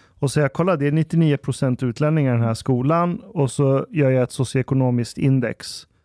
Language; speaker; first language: Swedish; early bilingual, other home language; Persian